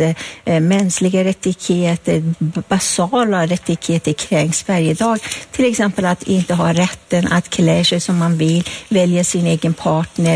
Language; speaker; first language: Swedish; non-native, fluent; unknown